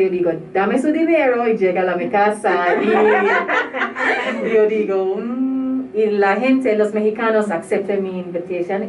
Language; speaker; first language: Spanish; non-native, learner; English